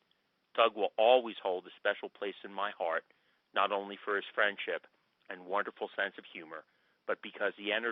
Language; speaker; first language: English; native; English